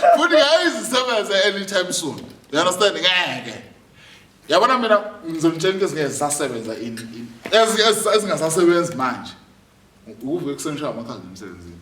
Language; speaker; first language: Zulu; native; Zulu